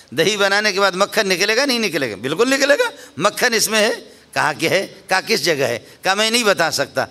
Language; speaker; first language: Urdu; non-native, local second language; Baluchi